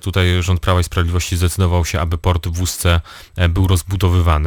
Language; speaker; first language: Polish; native; Polish